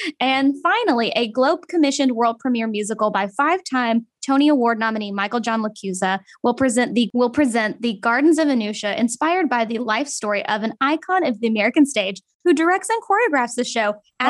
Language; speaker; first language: English; native; English